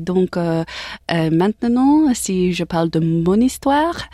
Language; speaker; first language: French; non-native, learner; English